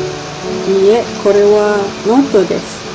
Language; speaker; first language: Japanese; non-native, learner; Malay